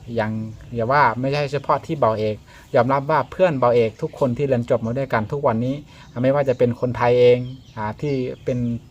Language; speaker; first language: Thai; native; Thai